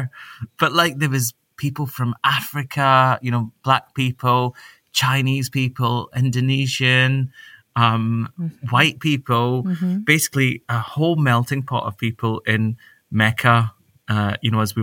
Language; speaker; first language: English; native; English